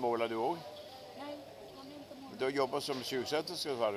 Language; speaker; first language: Swedish; native; Swedish